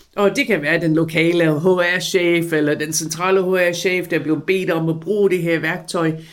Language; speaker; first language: Danish; non-native, fluent; English